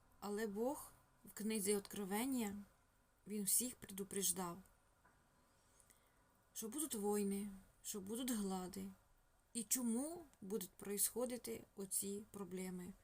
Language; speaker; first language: Ukrainian; non-native, local second language; Russian